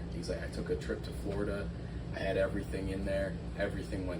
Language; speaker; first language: English; native; English